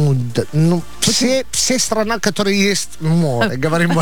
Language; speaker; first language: Russian; non-native, fluent; Italian